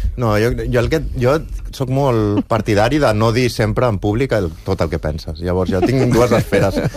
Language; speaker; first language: Catalan; native; Catalan